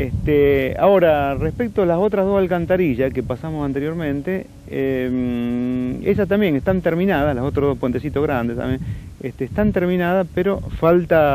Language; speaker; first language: Spanish; native; Spanish